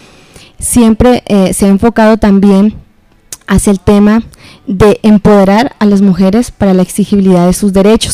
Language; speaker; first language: Spanish; native; Spanish